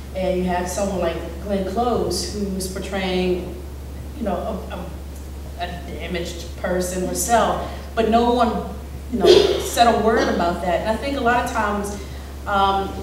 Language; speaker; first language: English; native; English